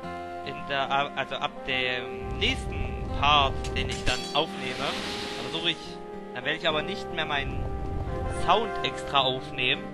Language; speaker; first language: German; native; German